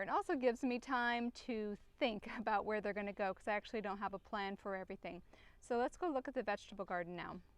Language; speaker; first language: English; native; English